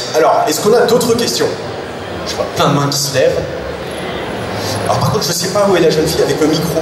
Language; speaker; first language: French; native; French